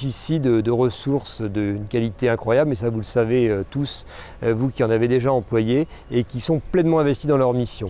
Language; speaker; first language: French; native; French